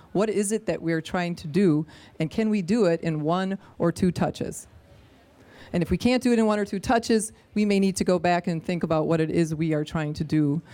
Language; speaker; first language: English; native; English